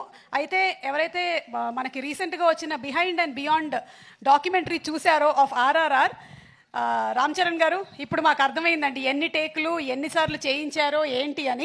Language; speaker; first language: Telugu; native; Telugu